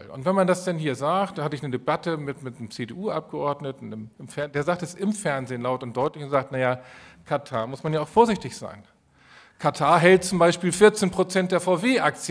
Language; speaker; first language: German; native; German